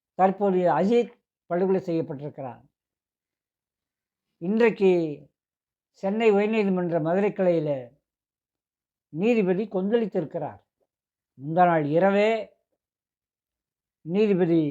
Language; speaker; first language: Tamil; native; Tamil